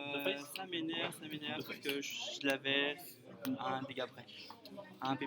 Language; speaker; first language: French; native; French